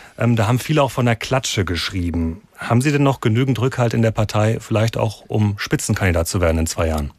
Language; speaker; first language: German; native; German